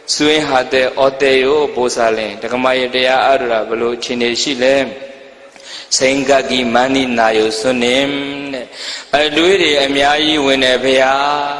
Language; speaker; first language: Burmese; native; Burmese